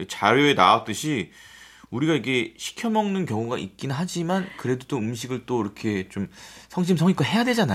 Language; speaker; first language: Korean; native; Korean